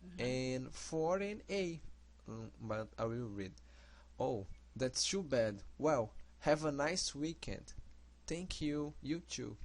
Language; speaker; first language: English; non-native, learner; Portuguese